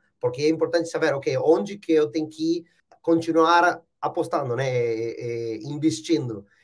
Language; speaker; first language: Portuguese; non-native, fluent; Spanish